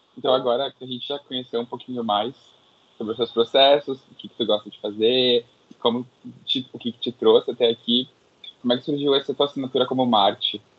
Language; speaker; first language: Portuguese; native; Portuguese